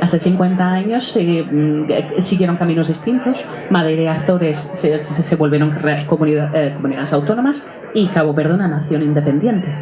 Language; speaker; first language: Spanish; non-native, fluent; Portuguese